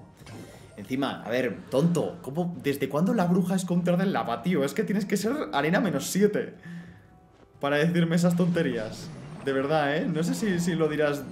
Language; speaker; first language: Spanish; native; Spanish